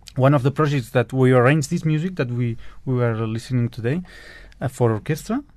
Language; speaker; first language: English; non-native, learner; Spanish